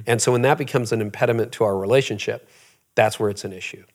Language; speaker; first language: English; native; English